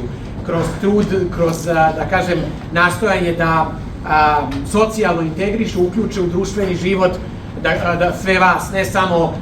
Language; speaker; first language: Bosnian; native; Bosnian